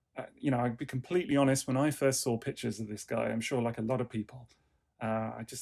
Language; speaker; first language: English; native; English